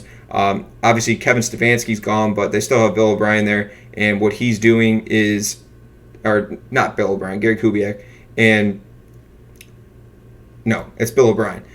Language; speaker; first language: English; native; English